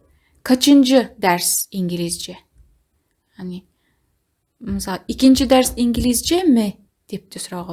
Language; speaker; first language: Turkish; non-native, fluent; Kazakh